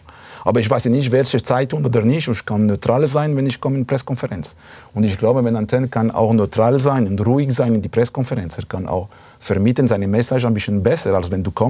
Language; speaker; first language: German; non-native, fluent; Italian